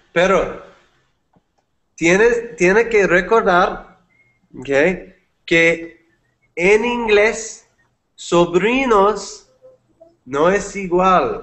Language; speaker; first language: Spanish; non-native, fluent; English